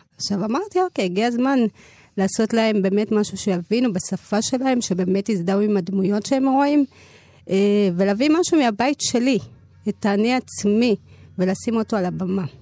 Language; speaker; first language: Hebrew; early bilingual, other home language; Amharic